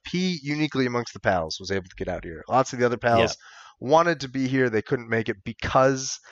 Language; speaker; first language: English; native; English